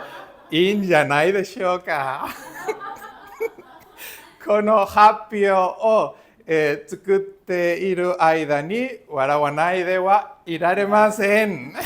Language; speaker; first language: Japanese; non-native, learner; Spanish